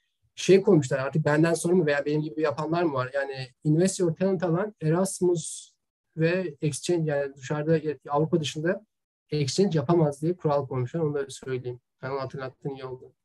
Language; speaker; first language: Turkish; native; Turkish